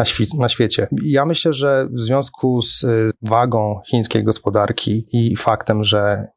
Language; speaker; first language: Polish; native; Polish